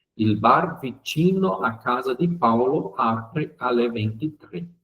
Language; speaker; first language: Italian; non-native, fluent; Portuguese